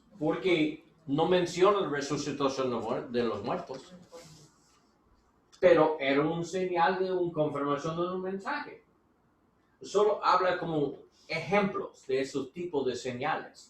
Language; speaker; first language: Spanish; non-native, learner; English